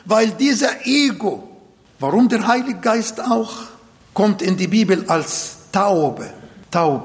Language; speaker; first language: German; non-native, fluent; Arabic